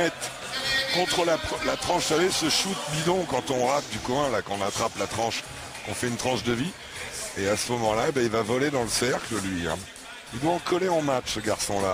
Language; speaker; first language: French; native; French